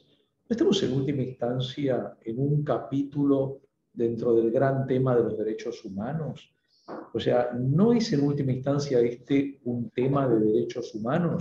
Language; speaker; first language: Spanish; native; Spanish